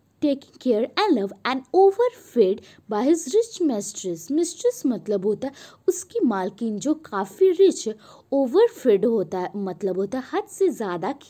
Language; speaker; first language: Hindi; native; Hindi